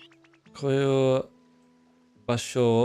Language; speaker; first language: Japanese; non-native, fluent; English